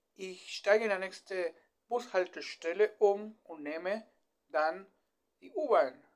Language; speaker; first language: German; non-native, fluent; Spanish